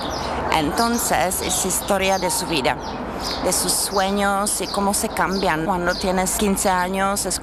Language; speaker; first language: Spanish; non-native, learner; Czech